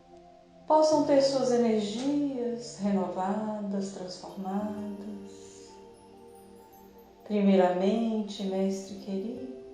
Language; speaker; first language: Portuguese; native; Portuguese